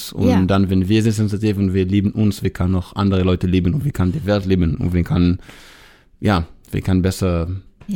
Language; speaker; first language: German; non-native, learner; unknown